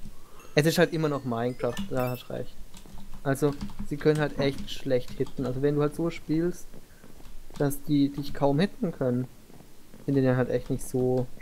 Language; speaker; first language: German; native; German